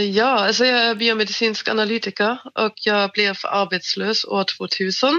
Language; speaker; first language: Swedish; non-native, fluent; German